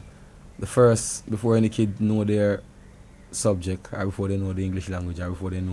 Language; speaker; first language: English; non-native, local second language; Jamaican Creole English